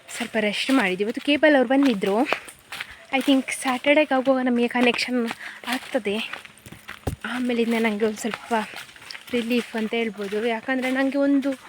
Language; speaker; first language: Kannada; non-native, local second language; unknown